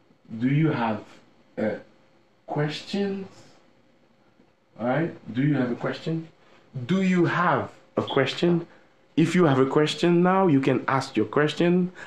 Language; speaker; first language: English; non-native, fluent; Haitian Creole